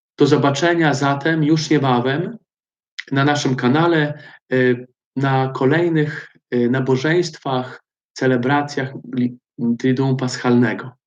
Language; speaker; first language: Polish; native; Polish